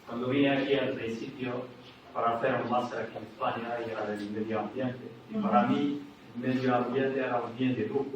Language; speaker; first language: Spanish; non-native, fluent; Arabic